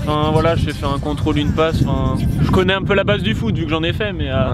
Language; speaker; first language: French; native; French